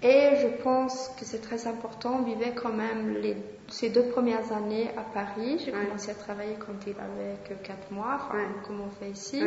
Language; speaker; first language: French; non-native, fluent; Swedish